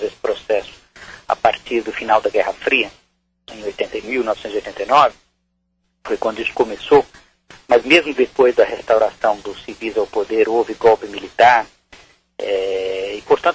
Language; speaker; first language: Portuguese; native; Portuguese